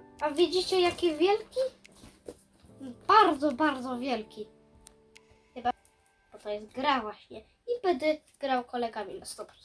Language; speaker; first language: Polish; early bilingual, heritage; Polish